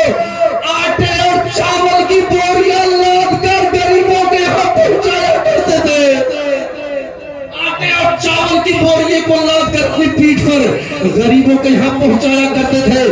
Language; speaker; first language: Urdu; native; Urdu